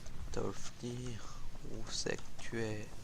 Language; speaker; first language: French; native; French